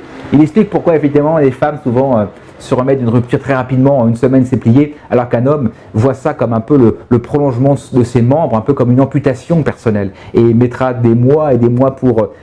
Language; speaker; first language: French; native; French